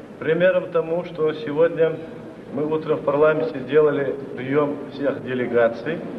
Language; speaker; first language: Russian; non-native, local second language; Chechen